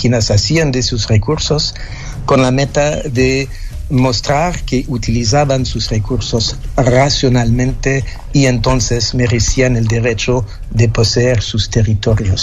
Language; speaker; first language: Spanish; non-native, fluent; French